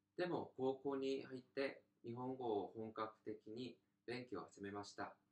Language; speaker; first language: Japanese; non-native, learner; Korean